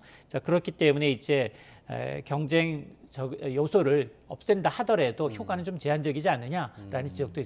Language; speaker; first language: Korean; native; Korean